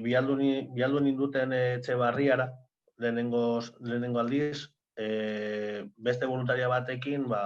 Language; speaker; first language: Basque; non-native, local second language; Spanish